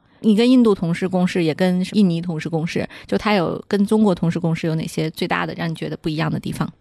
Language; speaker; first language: Chinese; native; Chinese